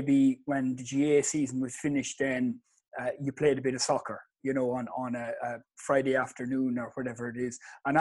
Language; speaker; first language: English; native; English